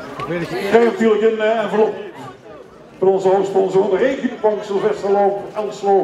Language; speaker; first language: Dutch; native; Dutch